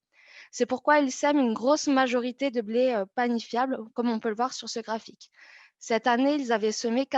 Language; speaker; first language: French; native; French